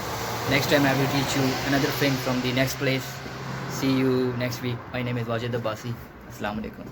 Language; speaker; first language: English; non-native, local second language; Urdu